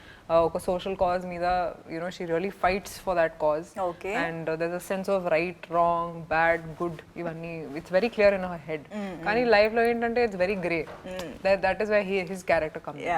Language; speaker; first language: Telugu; non-native, fluent; Hindi